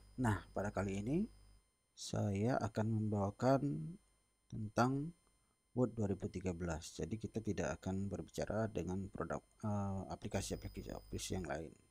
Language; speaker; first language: Indonesian; native; Indonesian